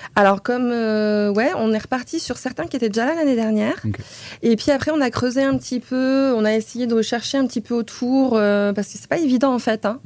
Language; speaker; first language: French; native; French